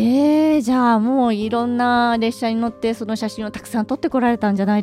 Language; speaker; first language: Japanese; native; Japanese